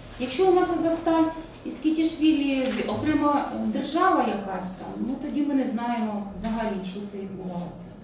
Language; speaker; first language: Ukrainian; non-native, local second language; Russian